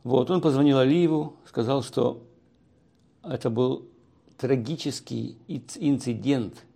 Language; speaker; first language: Russian; native; Russian